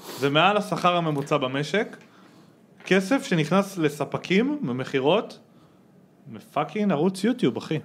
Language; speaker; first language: Hebrew; native; Hebrew